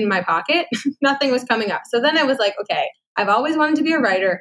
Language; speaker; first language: English; native; English